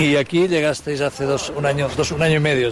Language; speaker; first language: Spanish; native; Spanish